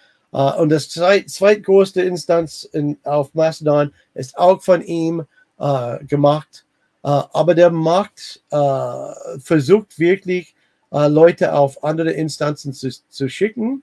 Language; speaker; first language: German; non-native, learner; English